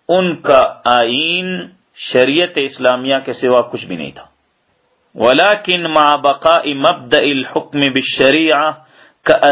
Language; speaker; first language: Urdu; native; Urdu